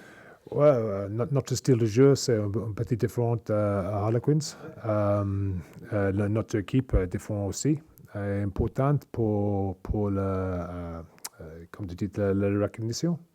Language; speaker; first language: French; non-native, learner; English